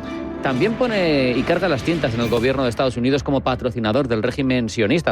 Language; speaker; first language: Spanish; native; Spanish